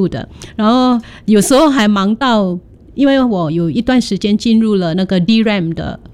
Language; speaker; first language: Chinese; non-native, fluent; Hakka Chinese